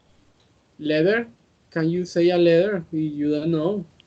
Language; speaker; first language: English; non-native, learner; Spanish